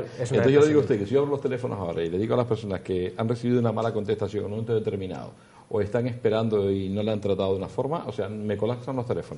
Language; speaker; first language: Spanish; native; Spanish